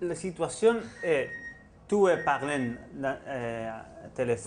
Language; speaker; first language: French; non-native, learner; Spanish